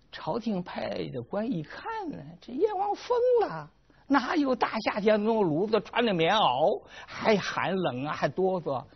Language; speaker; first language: Chinese; native; Chinese